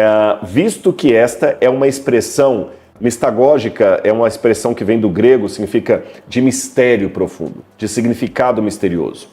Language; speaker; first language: Portuguese; native; Portuguese